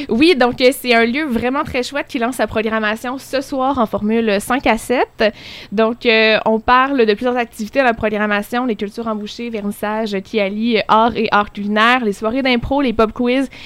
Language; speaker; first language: French; native; French